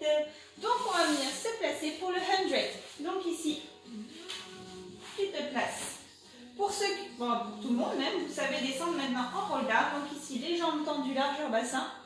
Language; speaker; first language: French; native; French